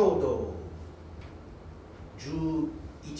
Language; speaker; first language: Japanese; non-native, learner; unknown